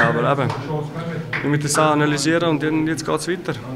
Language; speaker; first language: German; non-native, fluent; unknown